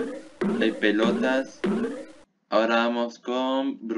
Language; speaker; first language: Spanish; native; Spanish